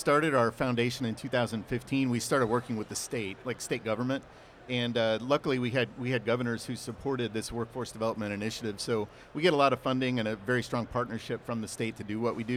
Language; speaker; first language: English; native; English